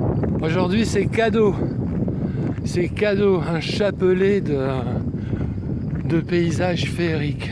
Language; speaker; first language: French; native; French